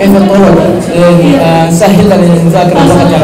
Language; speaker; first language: Arabic; non-native, learner; Indonesian